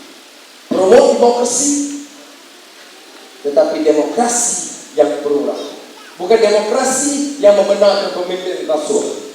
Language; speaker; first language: Malay; native; Malay